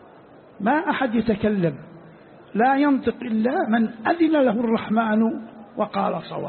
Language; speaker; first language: Arabic; native; Arabic